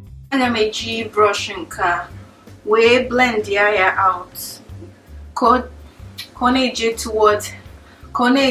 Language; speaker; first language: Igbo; early bilingual, heritage; English